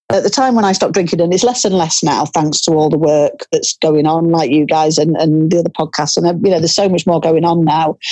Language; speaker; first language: English; native; English